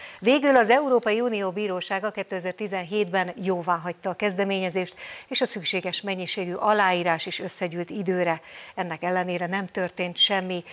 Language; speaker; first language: Hungarian; native; Hungarian